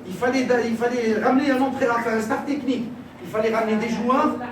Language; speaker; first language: French; non-native, local second language; Arabic